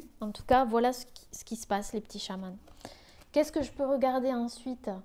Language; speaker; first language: French; native; French